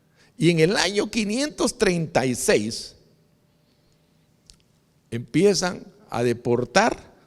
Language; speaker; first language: Spanish; native; Spanish